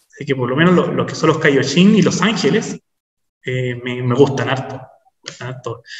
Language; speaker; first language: Spanish; native; Spanish